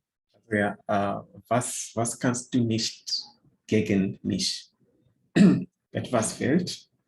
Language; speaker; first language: German; non-native, fluent; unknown